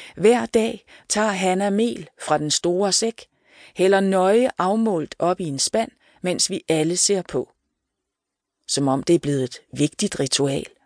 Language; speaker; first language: Danish; native; Danish